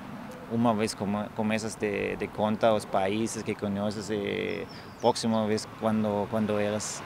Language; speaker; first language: Portuguese; non-native, learner; German